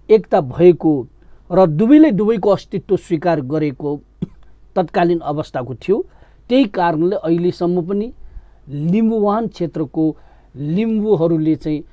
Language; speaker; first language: Nepali; non-native, local second language; Newari